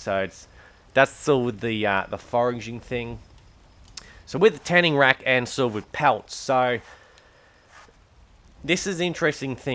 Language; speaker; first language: English; native; English